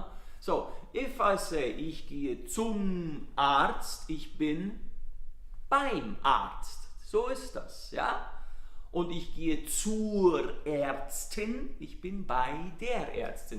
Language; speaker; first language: German; non-native, fluent; Italian